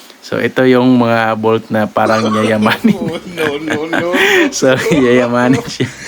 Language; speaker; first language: Filipino; non-native, local second language; Cebuano